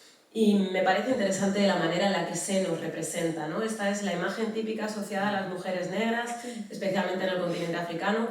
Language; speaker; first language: Spanish; native; Spanish